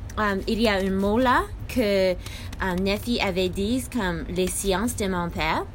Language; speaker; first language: French; non-native, learner; English